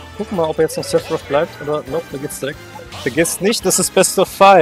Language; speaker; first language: German; native; German